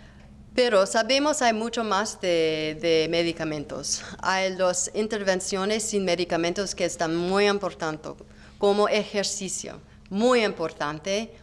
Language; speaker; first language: Spanish; non-native, learner; English